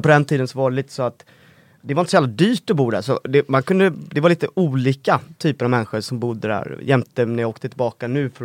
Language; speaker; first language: Swedish; native; Swedish